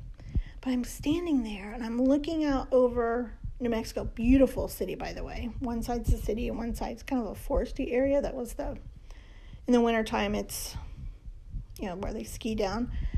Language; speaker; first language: English; native; English